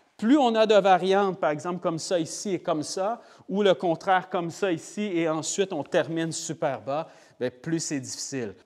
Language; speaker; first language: French; native; French